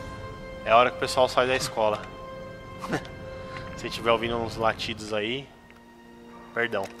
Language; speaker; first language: Portuguese; native; Portuguese